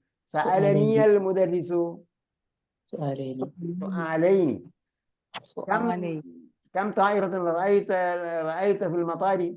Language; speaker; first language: Arabic; non-native, learner; Malayalam